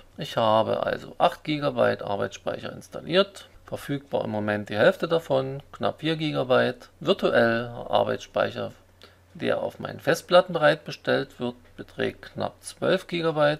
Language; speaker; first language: German; native; German